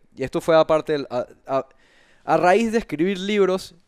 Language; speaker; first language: Spanish; native; Spanish